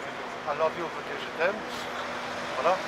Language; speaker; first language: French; non-native, local second language; Dutch